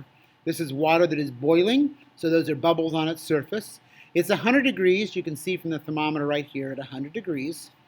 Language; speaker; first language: English; native; English